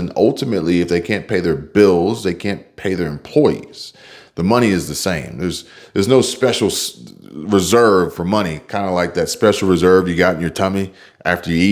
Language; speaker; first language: English; native; English